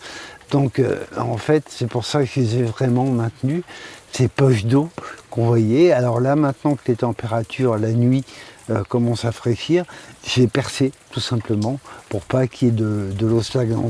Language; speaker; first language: French; native; French